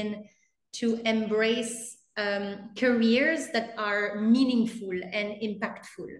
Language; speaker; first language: English; non-native, fluent; French